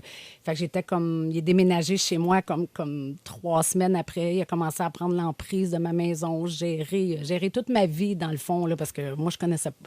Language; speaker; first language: French; native; French